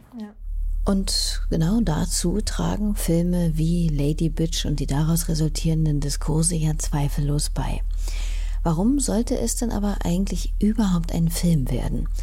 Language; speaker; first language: German; native; German